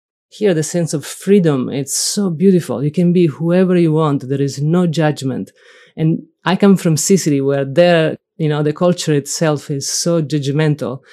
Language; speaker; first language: English; non-native, fluent; Italian